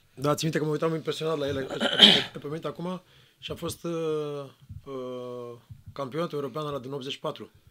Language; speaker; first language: Romanian; native; Romanian